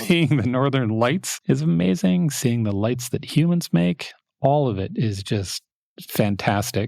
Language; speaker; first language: English; native; English